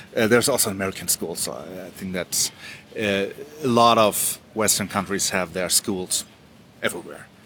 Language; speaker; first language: English; non-native, fluent; German